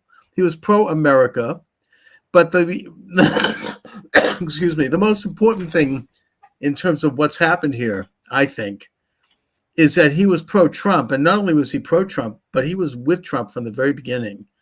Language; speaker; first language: English; native; English